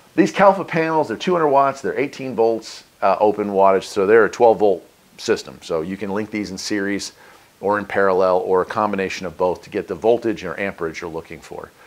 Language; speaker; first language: English; native; English